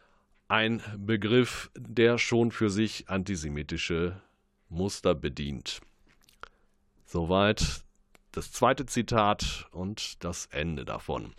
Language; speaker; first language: German; native; German